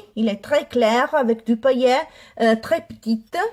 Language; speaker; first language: French; non-native, learner; Italian